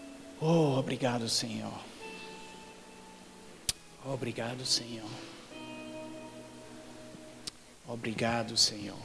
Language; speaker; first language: Portuguese; non-native, fluent; English